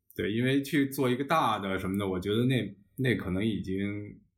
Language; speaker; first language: Chinese; native; Chinese